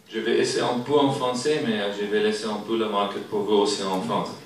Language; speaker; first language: French; non-native, learner; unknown